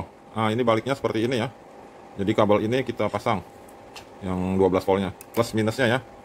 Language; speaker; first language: Indonesian; native; Indonesian